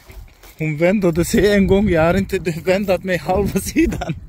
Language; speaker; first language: Swedish; non-native, learner; Turkish